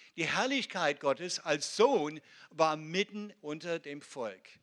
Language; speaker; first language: German; non-native, fluent; Hebrew